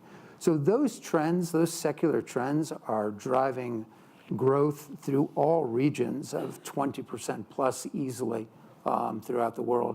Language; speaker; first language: English; native; English